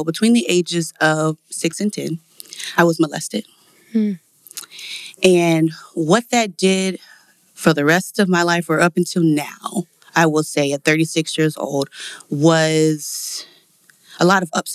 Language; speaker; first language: English; native; English